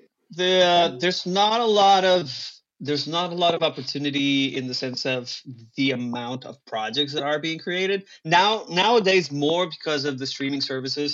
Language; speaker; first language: English; non-native, fluent; Spanish